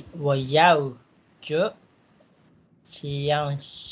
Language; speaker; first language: Chinese; non-native, learner; Malay